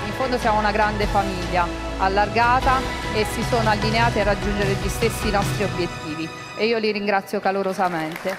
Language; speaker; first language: Italian; native; Italian